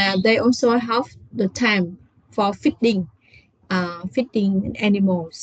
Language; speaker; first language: English; non-native, learner; Vietnamese